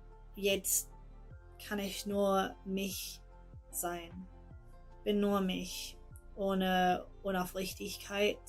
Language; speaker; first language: German; non-native, learner; English